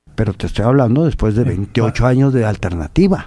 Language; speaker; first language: Spanish; native; Spanish